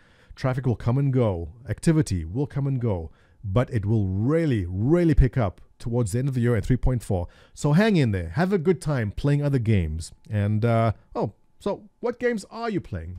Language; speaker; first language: English; native; English